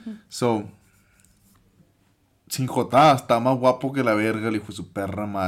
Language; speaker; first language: Spanish; early bilingual, other home language; English